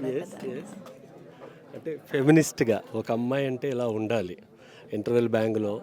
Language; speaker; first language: Telugu; native; Telugu